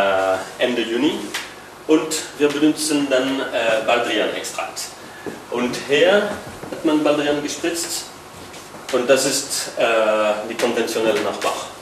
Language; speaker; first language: German; non-native, learner; French